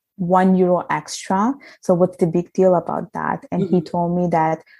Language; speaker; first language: English; non-native, fluent; Italian